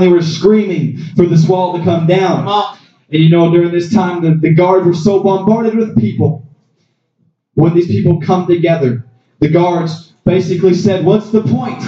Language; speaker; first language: English; native; English